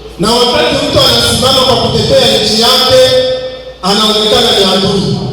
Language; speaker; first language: Swahili; native; Swahili